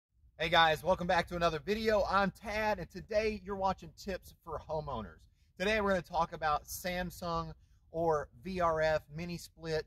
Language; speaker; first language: English; native; English